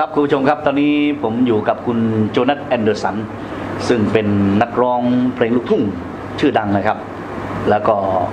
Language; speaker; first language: Thai; native; Thai